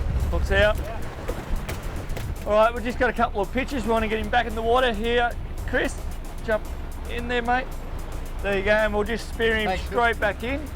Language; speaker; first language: English; native; English